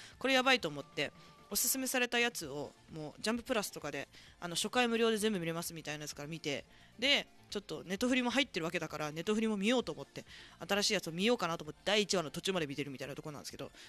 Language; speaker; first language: Japanese; native; Japanese